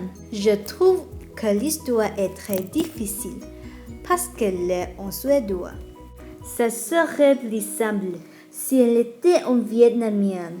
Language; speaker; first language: French; non-native, learner; Vietnamese